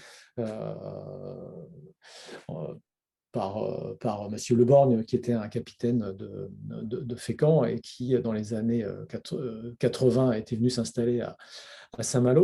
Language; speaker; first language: French; native; French